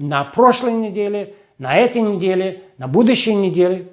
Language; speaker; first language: Russian; non-native, fluent; English